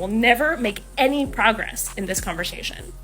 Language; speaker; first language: English; native; English